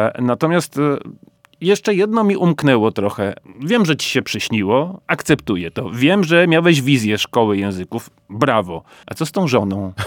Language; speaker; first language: Polish; native; Polish